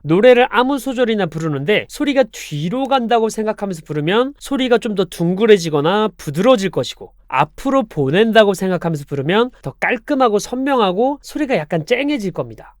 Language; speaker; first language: Korean; native; Korean